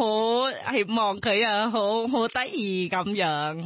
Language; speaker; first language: Cantonese; non-native, fluent; Thai